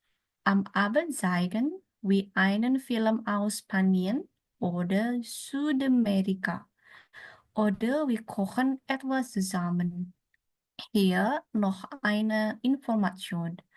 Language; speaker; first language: German; non-native, learner; Indonesian